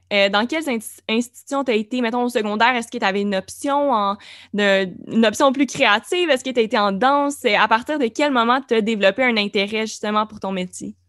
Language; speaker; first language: French; native; French